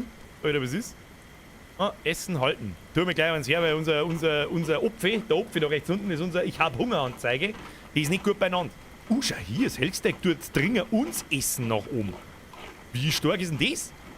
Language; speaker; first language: German; native; German